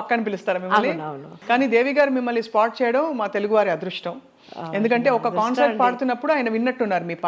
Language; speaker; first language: Telugu; native; Telugu